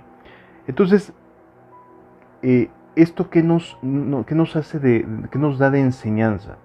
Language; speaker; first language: Spanish; native; Spanish